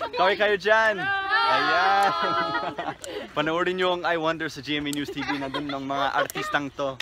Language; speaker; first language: Filipino; non-native, fluent; English